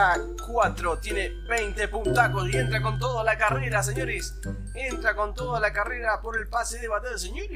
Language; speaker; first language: Spanish; native; Spanish